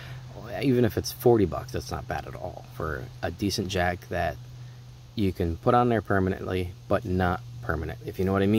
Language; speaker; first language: English; native; English